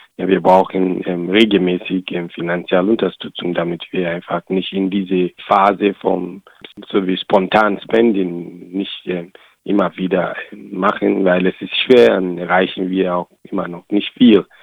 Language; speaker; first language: German; non-native, learner; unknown